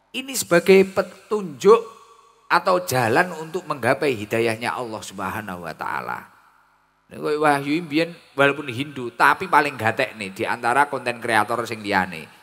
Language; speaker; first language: Indonesian; non-native, local second language; Javanese